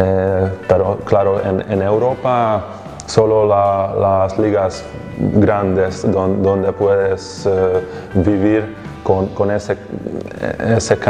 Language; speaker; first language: Spanish; non-native, fluent; Hungarian